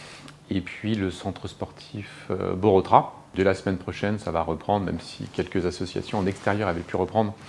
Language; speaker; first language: French; native; French